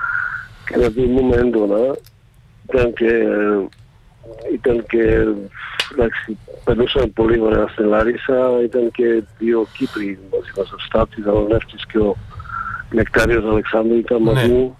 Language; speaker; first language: Greek; non-native, fluent; Slovak